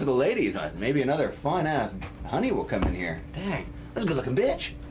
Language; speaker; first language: English; native; English